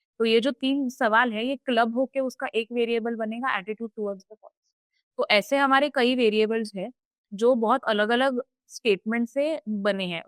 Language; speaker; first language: Hindi; non-native, local second language; Marathi